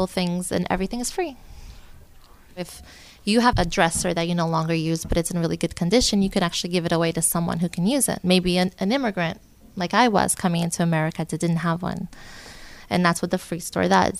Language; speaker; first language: English; early bilingual, other home language; Portuguese